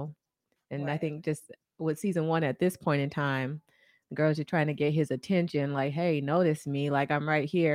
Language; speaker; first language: English; native; English